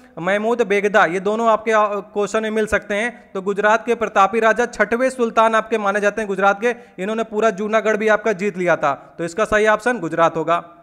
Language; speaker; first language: Hindi; native; Hindi